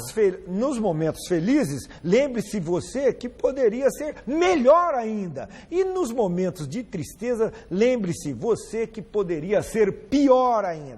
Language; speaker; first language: Portuguese; native; Portuguese